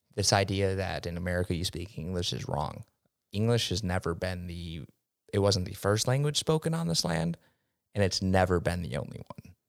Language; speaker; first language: English; early bilingual, other home language; Spanish